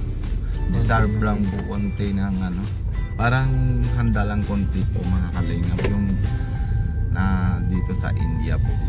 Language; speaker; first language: Filipino; non-native, local second language; Bikol